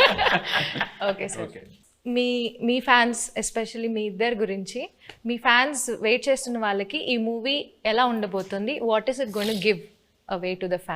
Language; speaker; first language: Telugu; native; Telugu